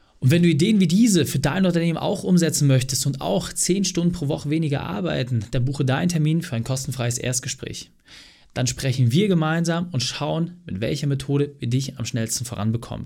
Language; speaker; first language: German; native; German